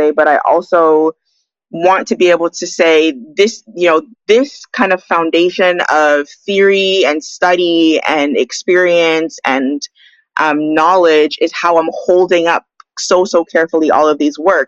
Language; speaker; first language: English; native; English